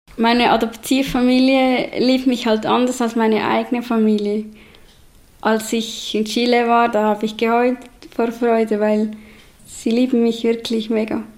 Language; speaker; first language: German; native; German